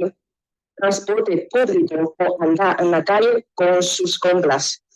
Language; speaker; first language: Spanish; non-native, learner; Chinese